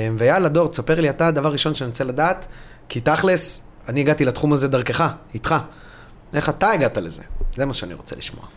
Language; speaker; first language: Hebrew; early bilingual, other home language; Russian